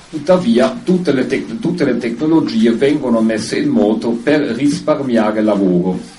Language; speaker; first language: Italian; non-native, fluent; German